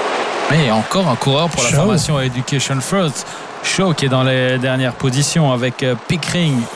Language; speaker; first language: French; native; French